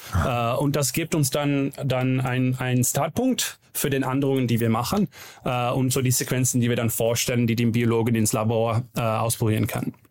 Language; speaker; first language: German; non-native, learner; Dutch